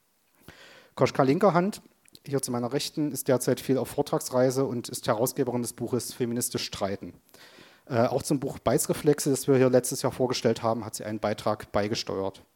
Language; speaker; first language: German; native; German